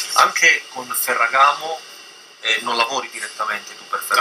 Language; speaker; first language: Italian; native; Italian